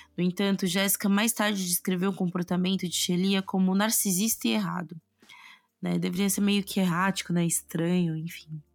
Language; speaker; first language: Portuguese; native; Portuguese